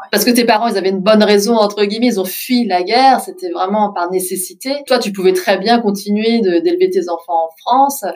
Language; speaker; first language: French; early bilingual, other home language; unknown